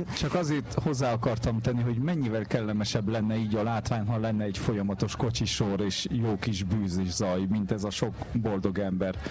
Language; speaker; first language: Hungarian; non-native, fluent; French